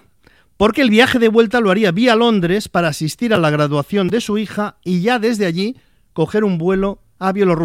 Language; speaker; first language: Spanish; native; Spanish